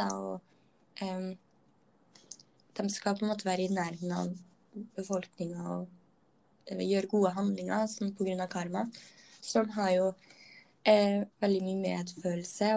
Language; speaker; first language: Norwegian; native; Norwegian